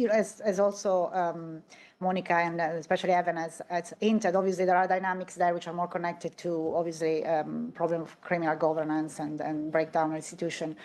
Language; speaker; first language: English; non-native, fluent; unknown